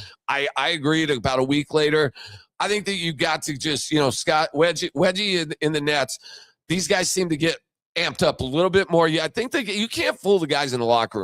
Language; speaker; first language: English; native; English